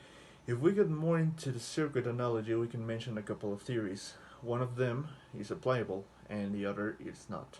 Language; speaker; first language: English; non-native, fluent; Spanish